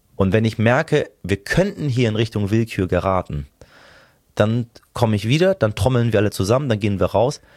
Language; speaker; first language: German; early bilingual, other home language; Persian